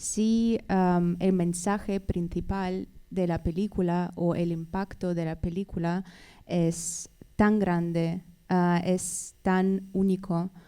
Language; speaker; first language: Spanish; non-native, fluent; Russian